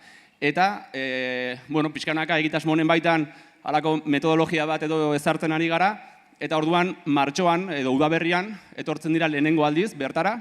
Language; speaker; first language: Basque; native; Basque